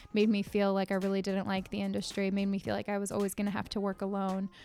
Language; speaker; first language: English; native; English